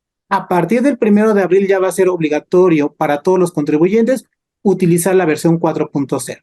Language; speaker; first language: Spanish; native; Spanish